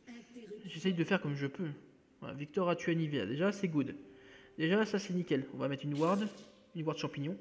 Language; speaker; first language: French; native; French